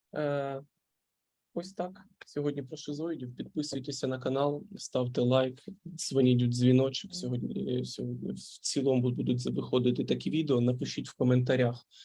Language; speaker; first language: Ukrainian; non-native, local second language; Russian